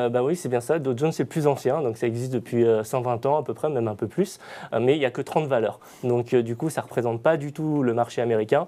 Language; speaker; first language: French; native; French